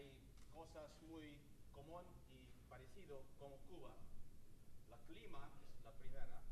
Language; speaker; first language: Spanish; non-native, learner; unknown